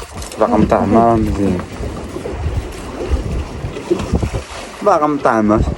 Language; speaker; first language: Arabic; native; Arabic